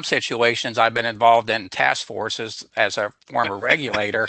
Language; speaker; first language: English; native; English